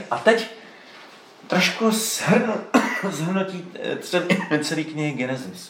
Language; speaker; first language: Czech; native; Czech